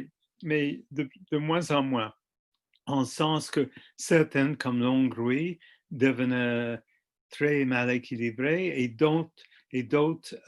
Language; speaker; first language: French; non-native, fluent; English